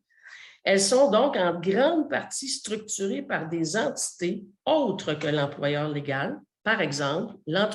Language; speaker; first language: French; native; French